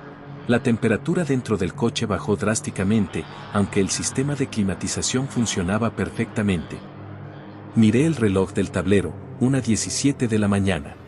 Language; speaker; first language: Spanish; native; Spanish